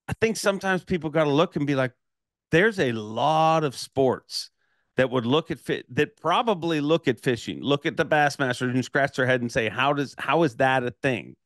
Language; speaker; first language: English; native; English